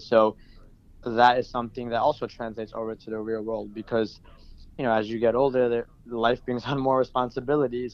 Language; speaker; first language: English; native; English